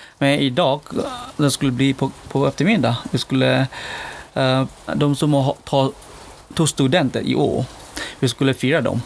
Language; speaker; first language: Swedish; non-native, learner; S'gaw Karen